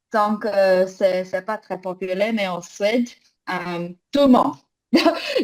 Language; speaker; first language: French; non-native, learner; English